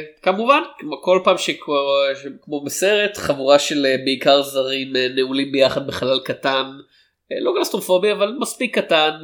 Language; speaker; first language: Hebrew; native; Hebrew